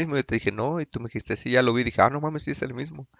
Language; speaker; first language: Spanish; native; Spanish